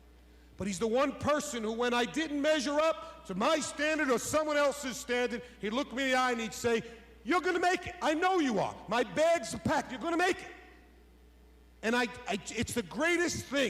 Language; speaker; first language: English; native; English